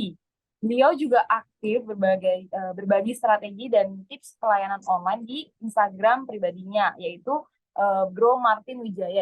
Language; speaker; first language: Indonesian; native; Indonesian